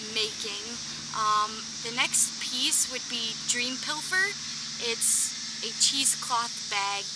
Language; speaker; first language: English; native; English